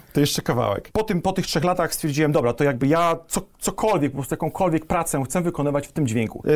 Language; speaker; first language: Polish; native; Polish